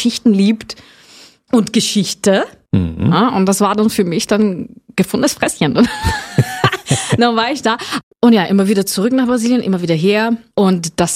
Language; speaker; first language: German; non-native, fluent; Portuguese